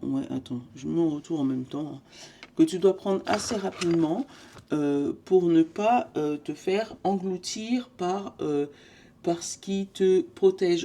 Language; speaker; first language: French; native; French